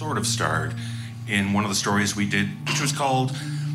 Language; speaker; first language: English; native; English